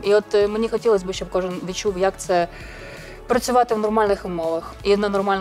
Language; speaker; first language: Ukrainian; native; Ukrainian